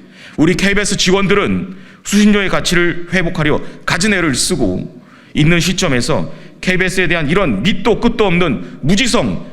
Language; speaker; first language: Korean; native; Korean